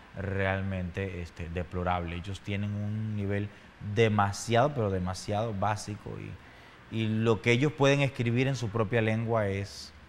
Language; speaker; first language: Spanish; native; Spanish